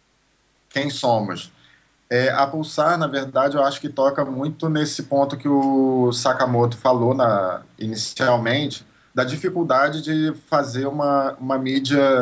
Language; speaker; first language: Portuguese; native; Portuguese